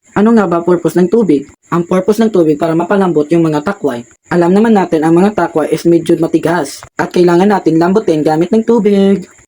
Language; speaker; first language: Filipino; non-native, local second language; Hiligaynon